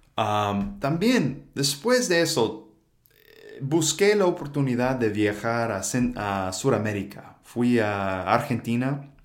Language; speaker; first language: Spanish; non-native, fluent; English